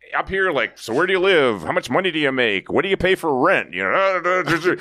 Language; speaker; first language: English; native; English